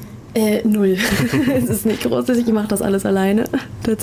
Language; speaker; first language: German; native; German